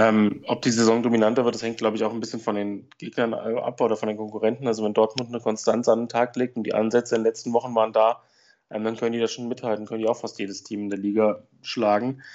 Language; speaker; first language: German; native; German